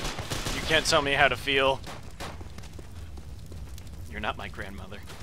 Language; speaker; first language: English; native; English